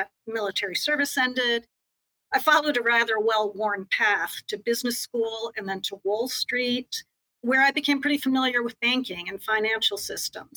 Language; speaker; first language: English; native; English